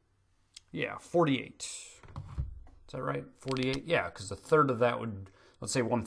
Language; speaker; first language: English; native; English